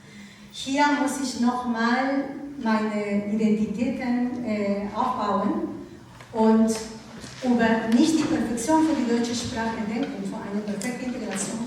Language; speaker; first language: German; non-native, learner; Ukrainian